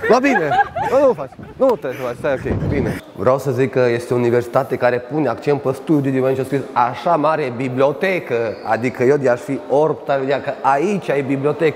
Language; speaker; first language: Romanian; native; Romanian